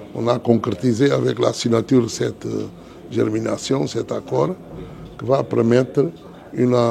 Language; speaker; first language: French; non-native, fluent; Portuguese